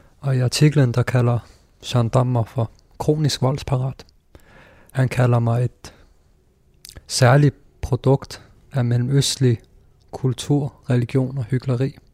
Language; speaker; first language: Danish; early bilingual, other home language; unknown